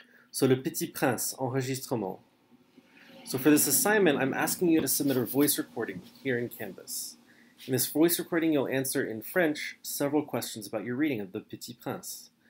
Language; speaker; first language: English; native; English